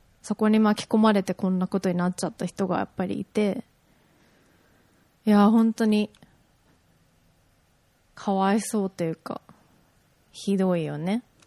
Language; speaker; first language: Japanese; early bilingual, heritage; Japanese